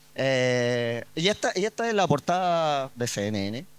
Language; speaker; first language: Spanish; native; Spanish